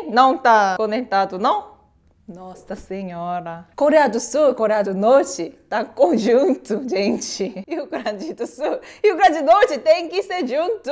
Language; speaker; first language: Portuguese; non-native, learner; Korean